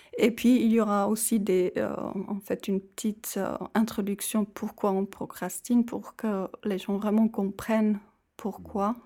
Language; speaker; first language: French; non-native, fluent; Czech